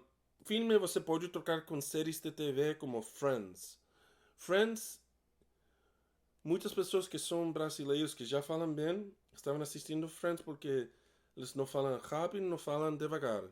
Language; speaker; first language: Portuguese; non-native, learner; English